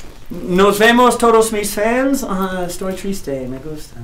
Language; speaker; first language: Spanish; non-native, learner; English